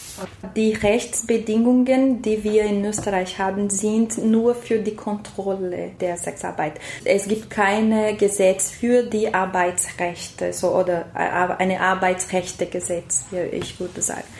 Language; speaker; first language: German; non-native, learner; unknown